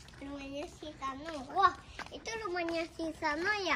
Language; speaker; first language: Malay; non-native, learner; Japanese